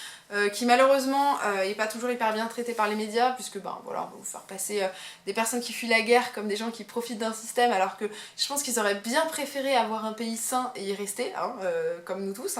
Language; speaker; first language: French; native; French